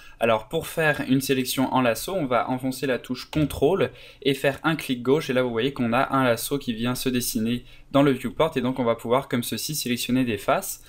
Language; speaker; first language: French; native; French